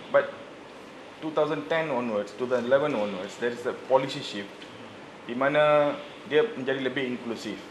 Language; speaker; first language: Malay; non-native, local second language; Tamil